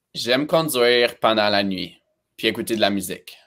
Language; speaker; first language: French; early bilingual, other home language; Romanian